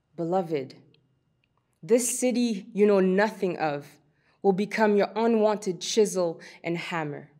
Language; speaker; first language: English; early bilingual, other home language; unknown